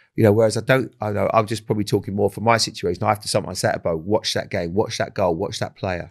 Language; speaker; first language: English; native; English